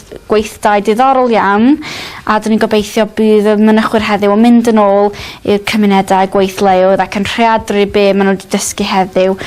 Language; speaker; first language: Welsh; native; Welsh